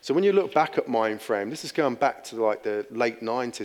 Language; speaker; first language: English; native; English